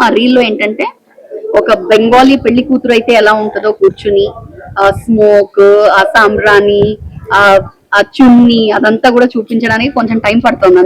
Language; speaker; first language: Telugu; non-native, local second language; Bangla